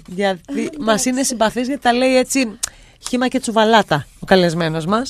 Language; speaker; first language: Greek; native; Greek